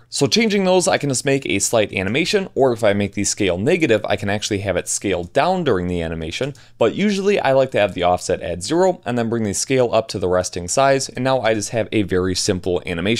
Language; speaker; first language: English; native; English